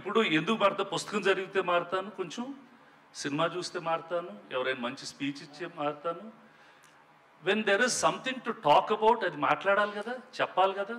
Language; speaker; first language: Telugu; native; Telugu